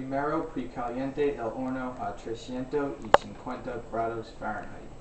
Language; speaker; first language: Spanish; non-native, learner; English